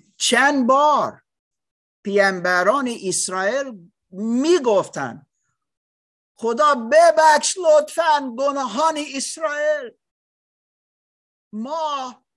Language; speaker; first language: Persian; non-native, learner; English